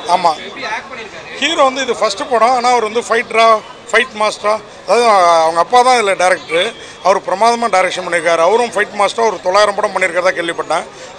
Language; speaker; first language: Tamil; native; Tamil